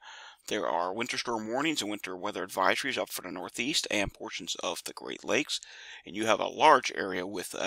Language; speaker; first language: English; native; English